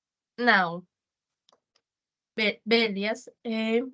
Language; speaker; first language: Portuguese; non-native, learner; Spanish